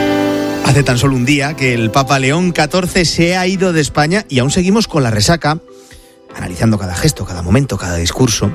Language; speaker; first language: Spanish; native; Spanish